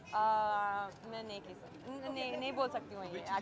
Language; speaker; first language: Hindi; non-native, learner; English